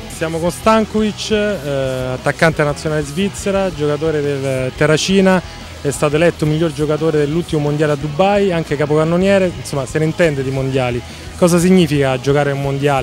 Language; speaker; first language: Italian; native; Italian